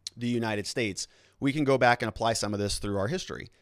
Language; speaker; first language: English; native; English